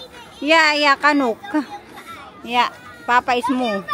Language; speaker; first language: Dutch; non-native, learner; Filipino